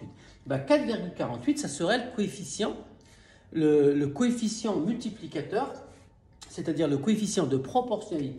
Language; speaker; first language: French; native; French